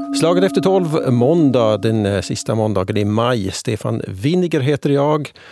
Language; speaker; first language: Swedish; native; Swedish